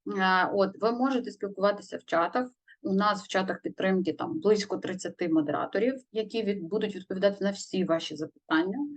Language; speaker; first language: Ukrainian; native; Ukrainian